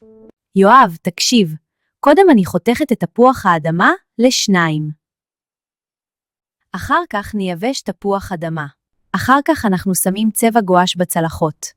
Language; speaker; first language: Hebrew; native; Hebrew